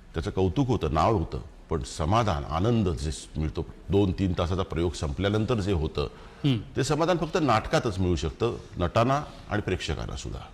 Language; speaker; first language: Marathi; native; Marathi